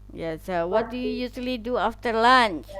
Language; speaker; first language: English; non-native, fluent; Indonesian